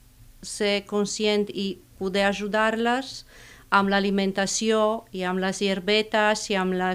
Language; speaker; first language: Catalan; non-native, fluent; Romanian